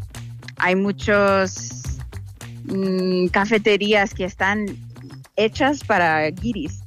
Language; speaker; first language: Spanish; non-native, fluent; English